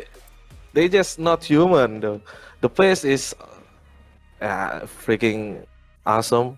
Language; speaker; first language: English; non-native, learner; Indonesian